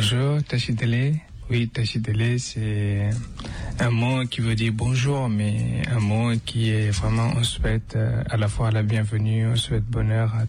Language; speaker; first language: French; non-native, fluent; Tibetan